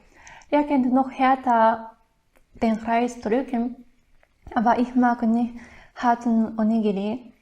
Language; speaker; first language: German; non-native, fluent; Japanese